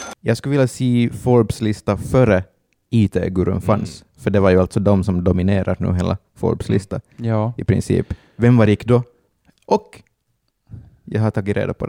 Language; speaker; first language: Swedish; native; Swedish